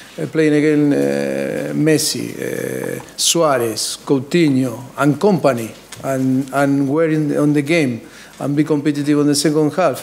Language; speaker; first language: English; non-native, fluent; Spanish